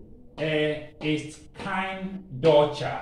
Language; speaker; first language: German; non-native, learner; Akan